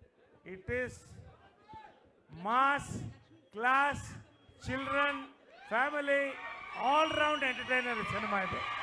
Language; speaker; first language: Telugu; native; Telugu